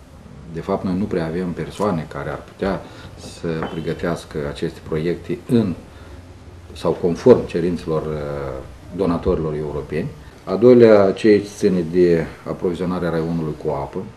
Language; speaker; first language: Romanian; native; Romanian